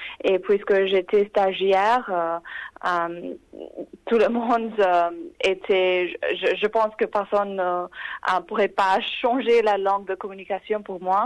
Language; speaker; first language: French; non-native, fluent; English